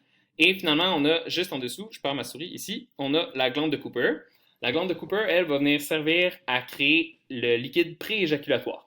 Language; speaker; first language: French; native; French